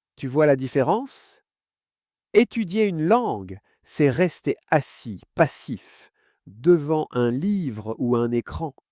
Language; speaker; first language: French; non-native, fluent; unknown